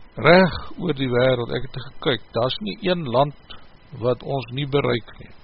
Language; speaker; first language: Afrikaans; native; Afrikaans